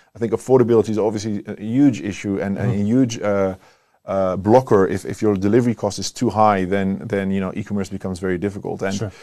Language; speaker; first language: English; non-native, fluent; Dutch